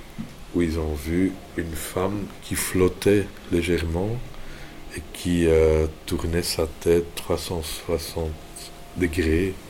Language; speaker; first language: French; non-native, local second language; Dutch